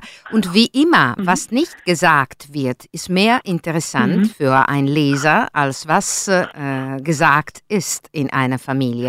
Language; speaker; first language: German; non-native, fluent; Italian